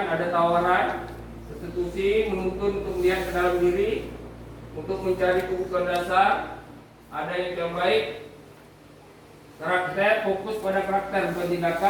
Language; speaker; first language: Indonesian; native; Indonesian